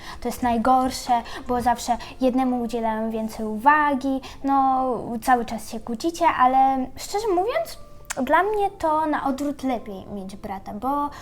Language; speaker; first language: Polish; early bilingual, other home language; Ukrainian